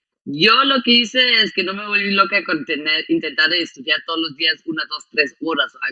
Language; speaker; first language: Spanish; non-native, fluent; German